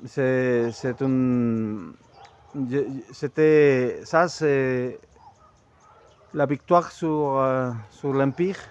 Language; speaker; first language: French; non-native, fluent; Spanish